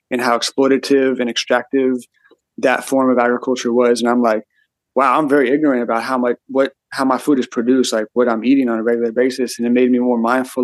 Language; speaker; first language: English; native; English